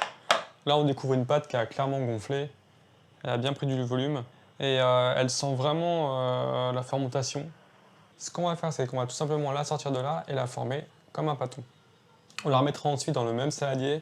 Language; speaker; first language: French; native; French